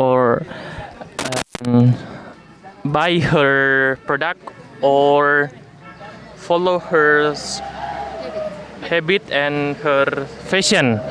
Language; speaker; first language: English; non-native, learner; Indonesian